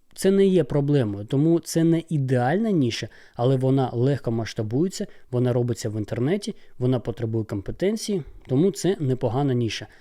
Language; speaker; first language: Ukrainian; non-native, local second language; Russian